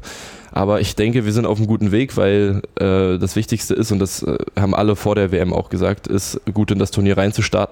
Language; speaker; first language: German; native; German